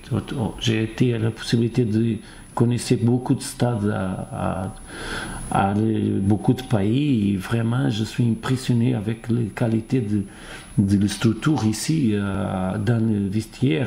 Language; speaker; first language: French; non-native, fluent; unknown